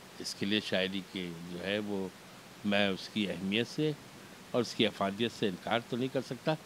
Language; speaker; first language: Urdu; native; Urdu